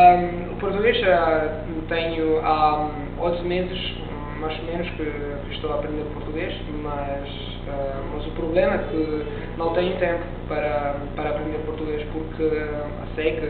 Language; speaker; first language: Portuguese; non-native, learner; Italian